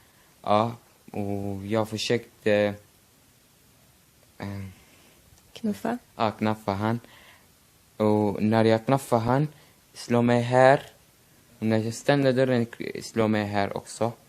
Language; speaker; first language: Swedish; non-native, learner; Arabic